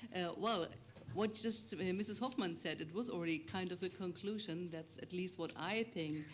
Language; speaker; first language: English; non-native, fluent; German